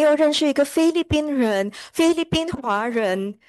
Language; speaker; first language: Chinese; early bilingual, heritage; Chinese